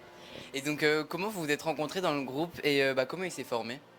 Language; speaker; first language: French; native; French